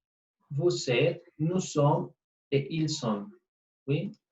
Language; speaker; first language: French; non-native, fluent; Spanish